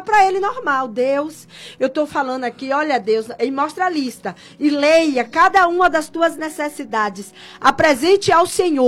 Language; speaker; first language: Portuguese; native; Portuguese